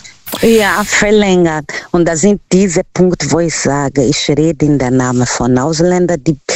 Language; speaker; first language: German; non-native, learner; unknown